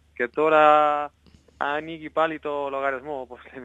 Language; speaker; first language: Greek; non-native, learner; Spanish